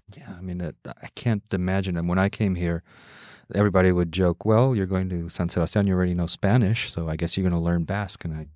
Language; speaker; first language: English; early bilingual, heritage; English